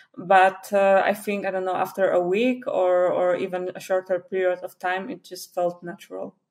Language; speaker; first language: English; non-native, fluent; Polish